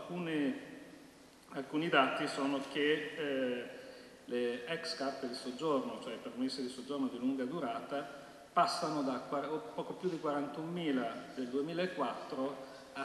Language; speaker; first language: Italian; native; Italian